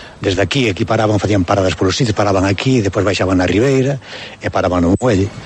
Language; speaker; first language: Galician; native; Galician